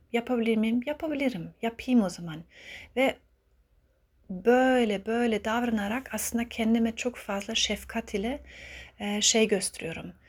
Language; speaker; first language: Turkish; early bilingual, heritage; Turkish